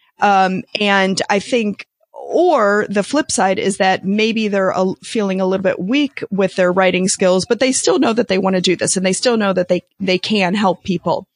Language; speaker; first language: English; native; English